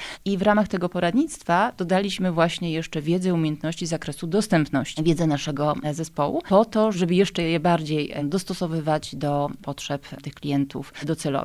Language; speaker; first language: Polish; native; Polish